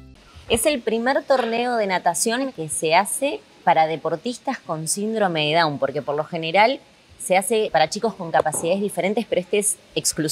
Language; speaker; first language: Spanish; native; Spanish